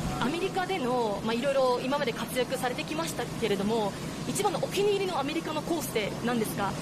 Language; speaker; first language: Japanese; native; Japanese